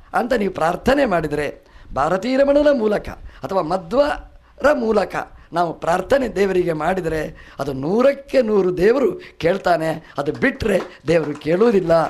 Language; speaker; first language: Kannada; non-native, local second language; Tulu